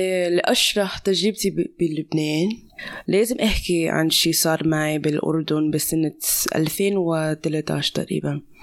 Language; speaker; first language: Arabic; non-native, fluent; English